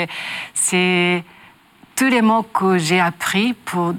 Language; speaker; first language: French; non-native, learner; Japanese